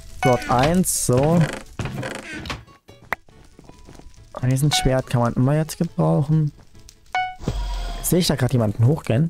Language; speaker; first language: German; native; German